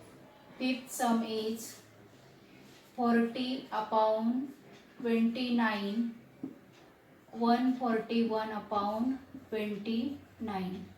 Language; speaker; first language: English; non-native, local second language; Marathi